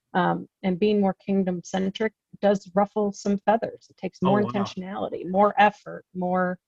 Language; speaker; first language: English; native; English